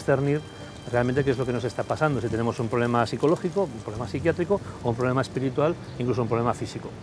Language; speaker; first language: Spanish; native; Spanish